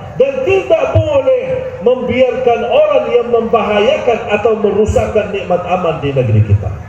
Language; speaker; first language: Malay; non-native, fluent; Arabic